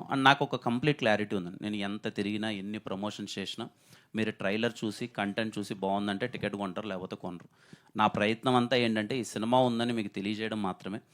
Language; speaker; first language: Telugu; native; Telugu